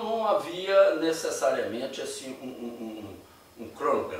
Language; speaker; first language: Portuguese; native; Portuguese